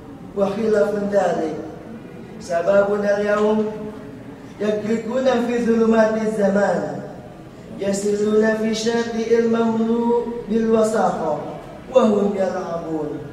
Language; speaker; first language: Arabic; non-native, learner; Indonesian